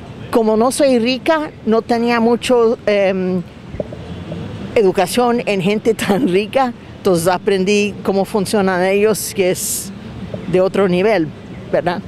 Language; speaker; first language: Spanish; non-native, fluent; English